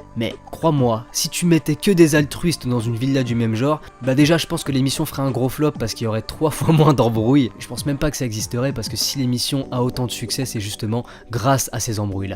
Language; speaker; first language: French; native; French